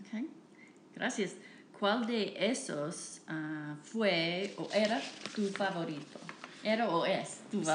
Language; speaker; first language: Spanish; non-native, fluent; English